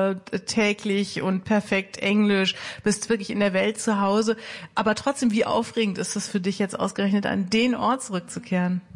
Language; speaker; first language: German; native; German